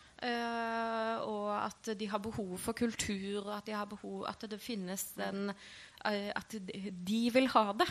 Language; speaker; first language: Norwegian; native; Norwegian